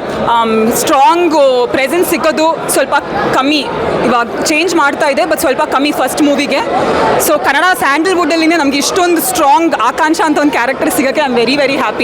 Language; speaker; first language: Kannada; non-native, fluent; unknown